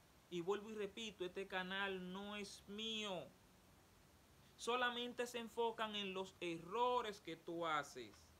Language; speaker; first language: Spanish; native; Spanish